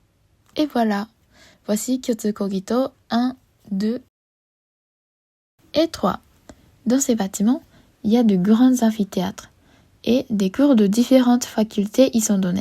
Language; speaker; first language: French; non-native, learner; Japanese